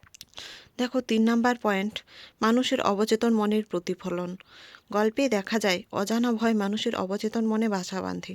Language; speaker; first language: Bangla; native; Bangla